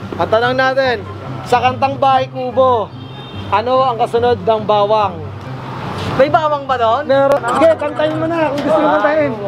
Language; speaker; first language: Filipino; native; Filipino